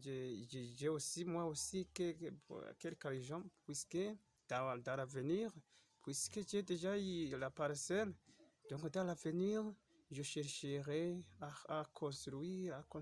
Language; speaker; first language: French; non-native, local second language; Rundi